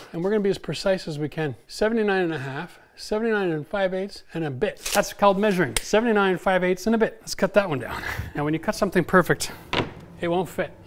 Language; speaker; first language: English; native; English